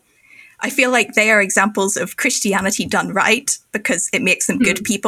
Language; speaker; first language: English; native; English